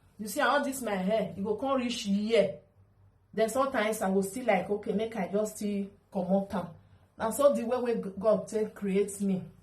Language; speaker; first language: Nigerian Pidgin; non-native, local second language; Bini